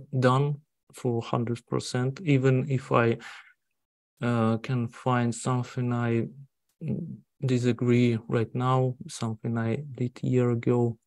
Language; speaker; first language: English; non-native, learner; Russian